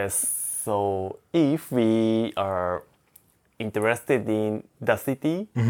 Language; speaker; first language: English; non-native, learner; Japanese